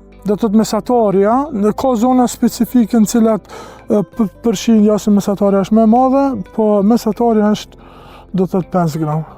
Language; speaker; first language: Albanian; native; Albanian